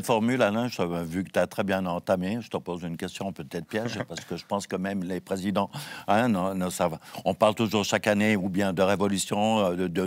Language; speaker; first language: French; native; French